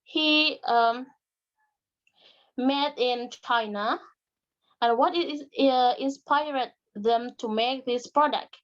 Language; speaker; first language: English; non-native, learner; Indonesian